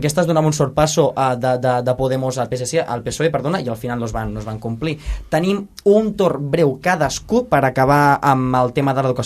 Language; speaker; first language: Catalan; native; Catalan